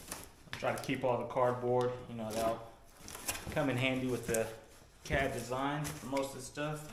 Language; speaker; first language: English; native; English